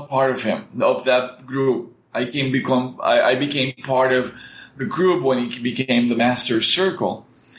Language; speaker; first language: English; non-native, fluent; Spanish